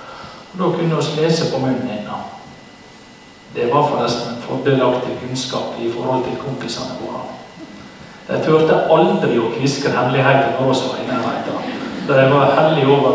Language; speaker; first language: Norwegian; native; Norwegian